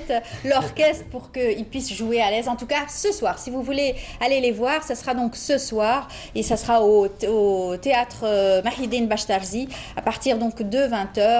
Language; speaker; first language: French; native; French